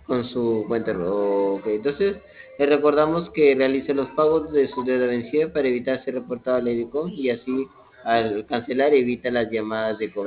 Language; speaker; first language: Spanish; native; Spanish